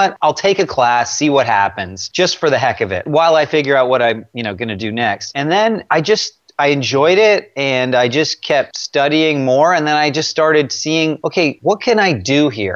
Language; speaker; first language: English; native; English